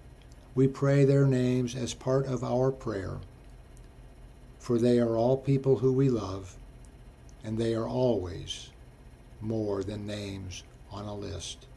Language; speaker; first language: English; native; English